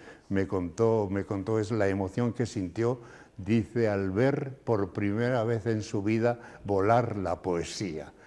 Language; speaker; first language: Spanish; native; Spanish